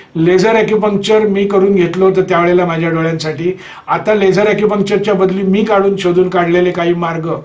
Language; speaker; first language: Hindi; non-native, local second language; Marathi